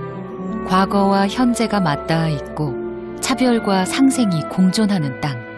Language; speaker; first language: Korean; native; Korean